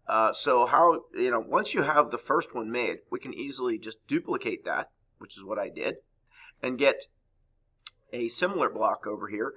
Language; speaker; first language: English; native; English